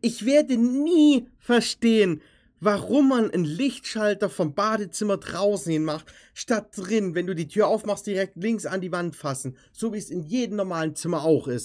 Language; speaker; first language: German; native; German